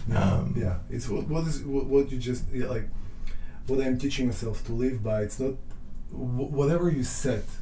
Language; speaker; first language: English; non-native, fluent; Russian